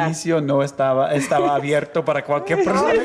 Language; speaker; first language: Spanish; non-native, fluent; English